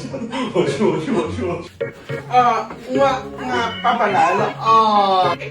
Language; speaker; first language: Chinese; native; Chinese